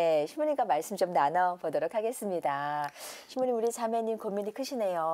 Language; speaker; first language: Korean; native; Korean